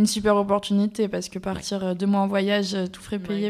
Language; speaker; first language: French; native; French